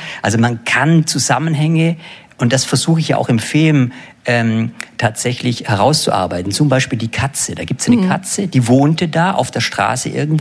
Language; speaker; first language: German; native; German